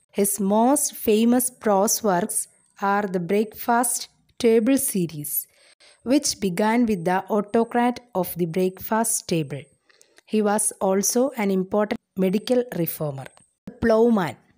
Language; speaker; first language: English; non-native, local second language; Malayalam